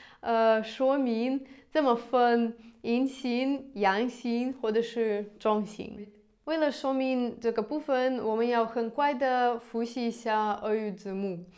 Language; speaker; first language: Chinese; non-native, fluent; Russian